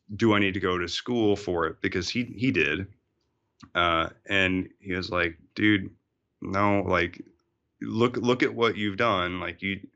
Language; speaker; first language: English; native; English